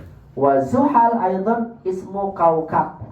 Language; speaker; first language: Arabic; non-native, fluent; Indonesian